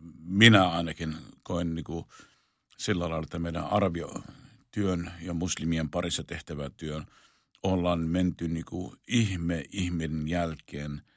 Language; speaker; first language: Finnish; non-native, fluent; Arabic